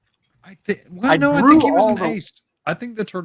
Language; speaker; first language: English; native; English